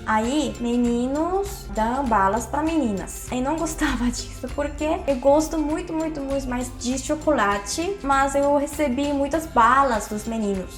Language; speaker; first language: Portuguese; non-native, fluent; Korean